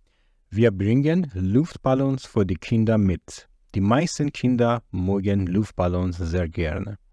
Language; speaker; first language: German; non-native, fluent; Persian